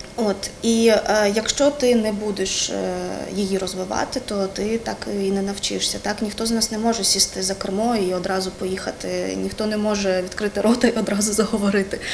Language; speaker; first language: Ukrainian; non-native, local second language; Russian